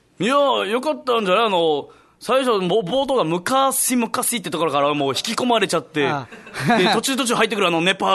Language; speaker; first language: Japanese; native; Japanese